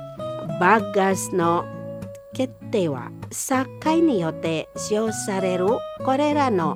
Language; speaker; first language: Japanese; non-native, fluent; Indonesian